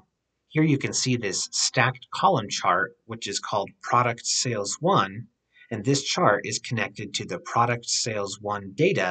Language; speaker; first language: English; native; English